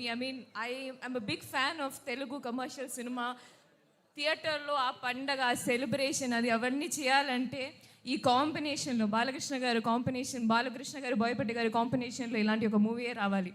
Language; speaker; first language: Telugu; non-native, fluent; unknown